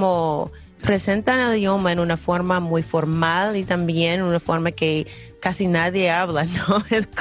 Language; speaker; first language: Spanish; non-native, fluent; English